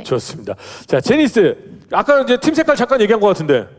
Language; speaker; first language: Korean; native; Korean